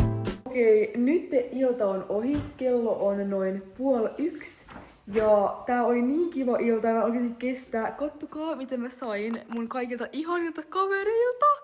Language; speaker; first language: Finnish; native; Finnish